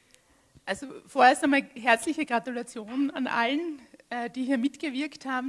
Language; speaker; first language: German; native; German